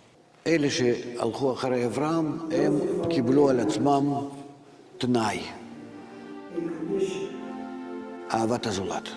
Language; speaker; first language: Hebrew; non-native, fluent; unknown